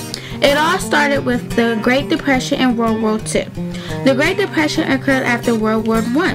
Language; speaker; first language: English; native; English